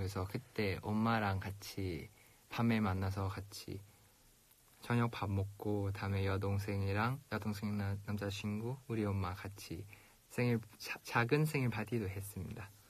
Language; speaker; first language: Korean; non-native, fluent; Thai